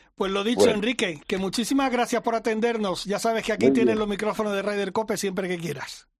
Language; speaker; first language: Spanish; native; Spanish